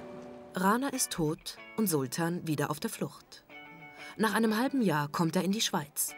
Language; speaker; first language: German; native; German